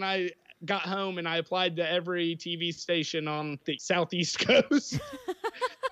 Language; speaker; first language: English; native; English